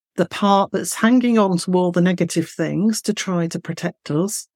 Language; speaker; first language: English; native; English